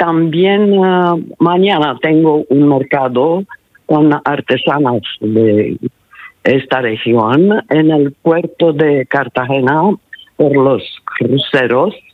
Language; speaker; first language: Spanish; non-native, learner; Italian